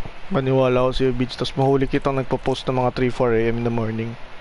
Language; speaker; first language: Filipino; native; Filipino